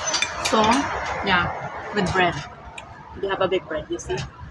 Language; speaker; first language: English; non-native, learner; Filipino